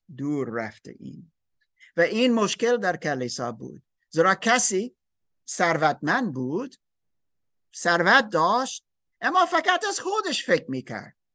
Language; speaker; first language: Persian; non-native, learner; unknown